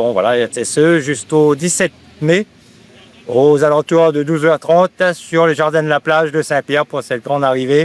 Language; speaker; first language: French; native; French